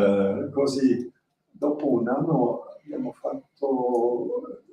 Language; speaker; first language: Italian; non-native, learner; French